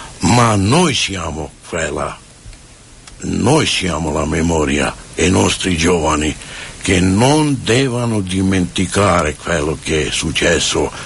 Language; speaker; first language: Italian; non-native, fluent; Romany